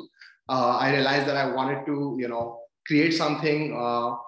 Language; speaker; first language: English; non-native, local second language; Hindi